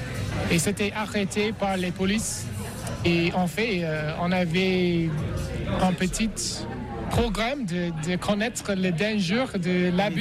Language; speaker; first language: French; non-native, fluent; English